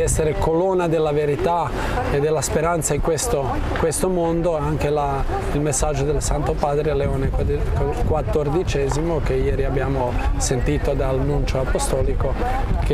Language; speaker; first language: Italian; non-native, fluent; Croatian